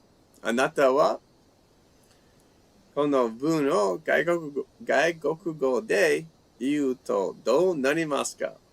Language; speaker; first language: Japanese; non-native, fluent; English